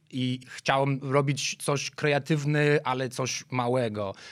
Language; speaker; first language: Polish; non-native, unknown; English